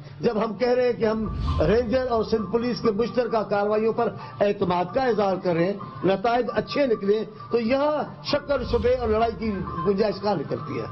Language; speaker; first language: Urdu; non-native, local second language; Sindhi